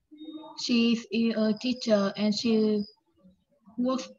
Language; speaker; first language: English; non-native, learner; Vietnamese